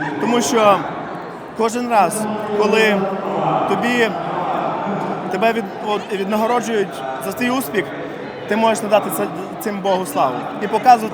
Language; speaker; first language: Ukrainian; non-native, fluent; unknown